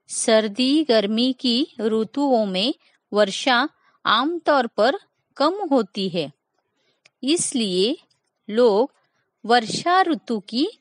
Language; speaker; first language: Hindi; non-native, local second language; Kannada